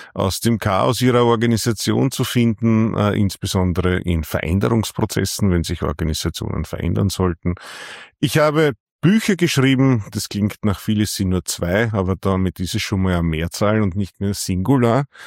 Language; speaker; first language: German; native; German